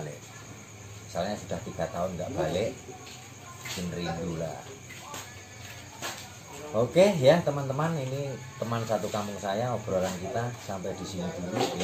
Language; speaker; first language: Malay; non-native, local second language; Javanese